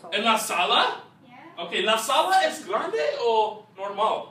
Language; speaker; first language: Spanish; non-native, fluent; English